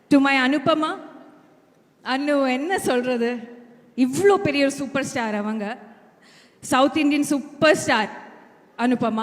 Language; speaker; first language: Tamil; non-native, fluent; Malayalam